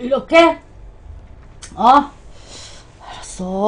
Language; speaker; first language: Korean; native; Korean